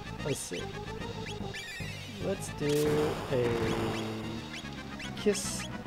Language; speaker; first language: English; native; English